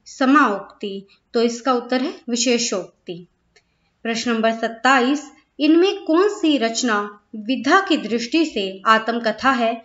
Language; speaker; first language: Hindi; native; Hindi